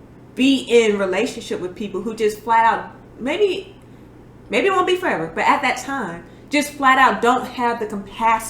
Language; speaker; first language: English; native; English